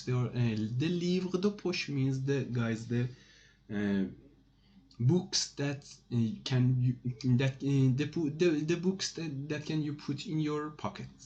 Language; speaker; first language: English; non-native, fluent; Persian